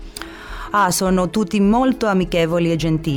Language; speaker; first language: Italian; non-native, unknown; Greek